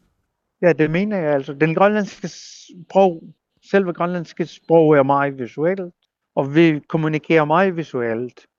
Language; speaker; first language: Danish; non-native, local second language; Kalaallisut